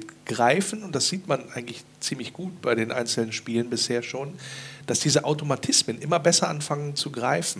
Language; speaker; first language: German; native; German